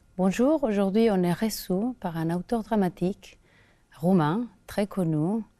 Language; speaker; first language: French; non-native, fluent; Portuguese